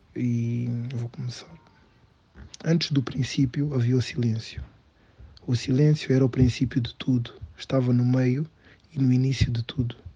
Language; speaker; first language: Portuguese; native; Portuguese